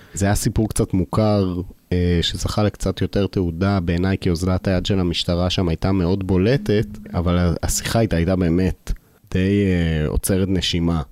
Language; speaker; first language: Hebrew; native; Hebrew